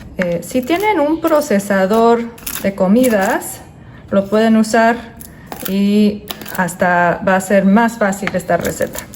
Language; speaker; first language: Spanish; non-native, fluent; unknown